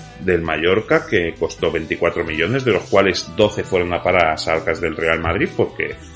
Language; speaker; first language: Spanish; native; Spanish